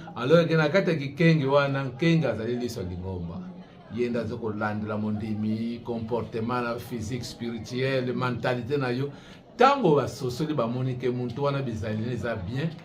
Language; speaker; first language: Lingala; non-native, local second language; Kongo